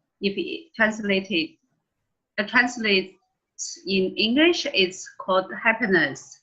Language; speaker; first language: English; non-native, learner; Chinese